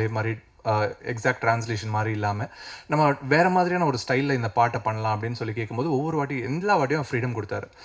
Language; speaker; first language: Tamil; native; Tamil